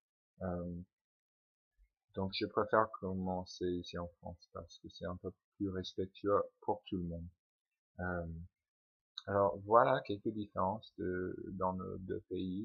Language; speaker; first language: French; non-native, fluent; English